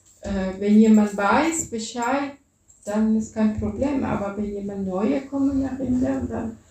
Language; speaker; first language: German; non-native, fluent; Spanish